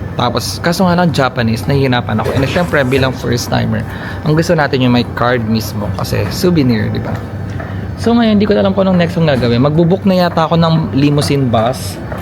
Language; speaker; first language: Filipino; native; Filipino